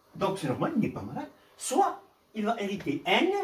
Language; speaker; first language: French; non-native, local second language; Arabic